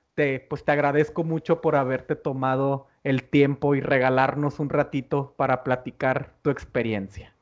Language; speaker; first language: Spanish; native; Spanish